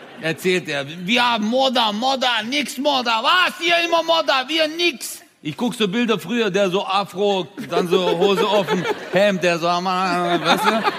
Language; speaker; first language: German; early bilingual, other home language; Turkish